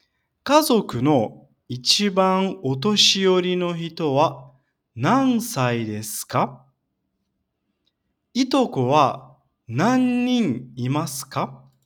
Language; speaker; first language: Japanese; non-native, fluent; Portuguese